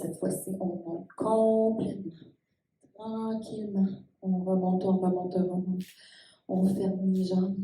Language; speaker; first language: French; native; French